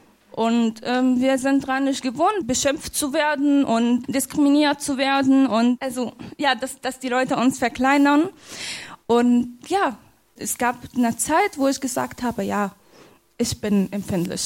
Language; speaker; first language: German; non-native, fluent; Arabic